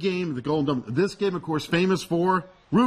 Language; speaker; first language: English; native; English